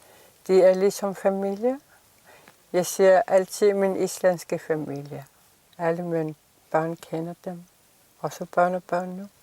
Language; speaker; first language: Danish; non-native, local second language; Kalaallisut